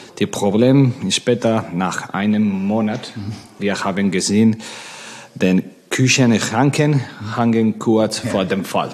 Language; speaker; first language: German; non-native, learner; Spanish